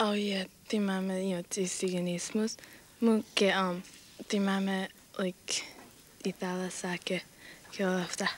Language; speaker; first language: Greek; early bilingual, heritage; Greek